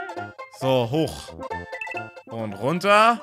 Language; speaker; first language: German; native; German